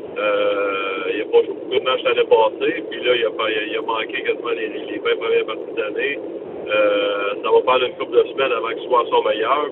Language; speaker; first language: French; native; French